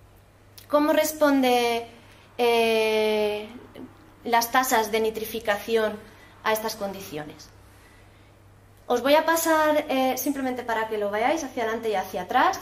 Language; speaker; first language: Spanish; native; Spanish